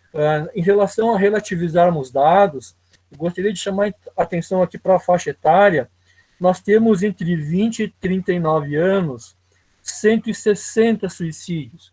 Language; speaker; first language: Portuguese; native; Portuguese